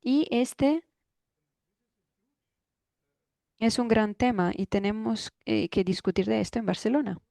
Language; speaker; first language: Spanish; non-native, fluent; German